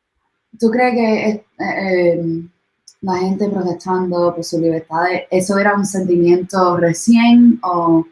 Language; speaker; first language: Spanish; early bilingual, other home language; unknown